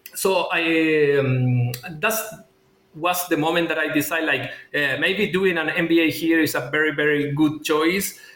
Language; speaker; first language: English; non-native, fluent; Spanish